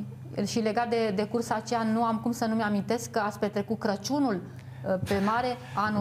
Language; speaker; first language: Romanian; native; Romanian